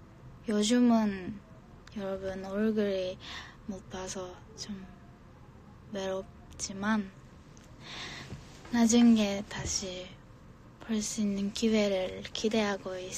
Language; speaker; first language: Korean; non-native, fluent; Japanese